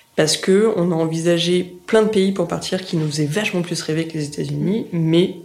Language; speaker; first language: French; native; French